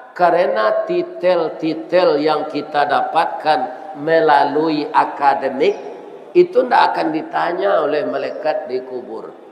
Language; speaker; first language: Malay; non-native, local second language; Minangkabau